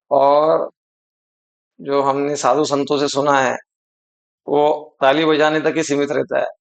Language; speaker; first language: Hindi; non-native, local second language; Marathi